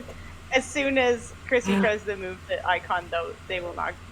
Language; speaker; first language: English; native; English